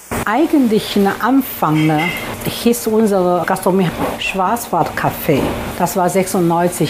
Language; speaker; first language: German; non-native, fluent; Chinese